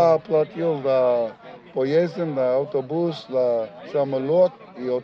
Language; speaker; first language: Russian; non-native, learner; English